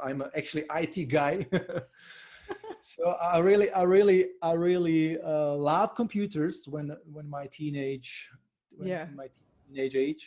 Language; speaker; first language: English; non-native, fluent; Slovak